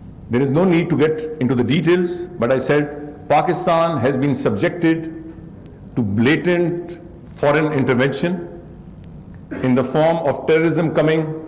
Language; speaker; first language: English; non-native, local second language; Urdu